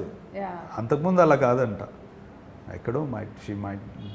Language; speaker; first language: Telugu; native; Telugu